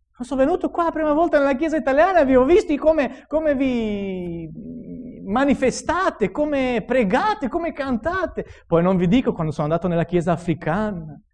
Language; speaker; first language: Italian; non-native, fluent; Romanian